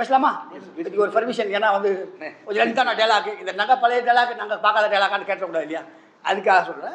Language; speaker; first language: Tamil; native; Tamil